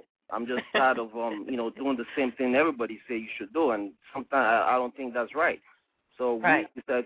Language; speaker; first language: English; non-native, local second language; Igbo